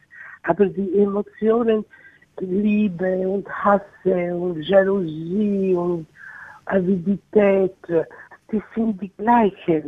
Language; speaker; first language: German; non-native, learner; Italian